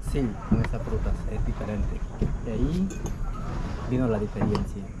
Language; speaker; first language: Spanish; non-native, local second language; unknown